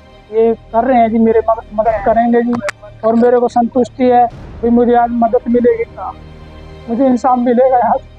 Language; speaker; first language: Hindi; native; Hindi